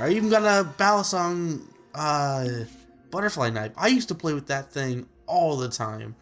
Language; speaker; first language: English; native; English